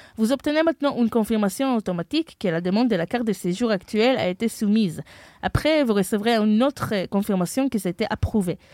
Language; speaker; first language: French; non-native, fluent; Hebrew